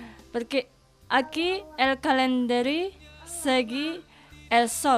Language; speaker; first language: Catalan; non-native, learner; Indonesian